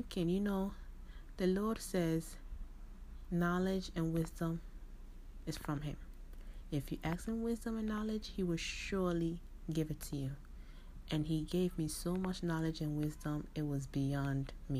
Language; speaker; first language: English; non-native, local second language; Akan